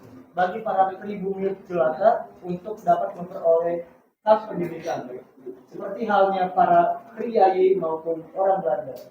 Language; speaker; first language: Indonesian; native; Indonesian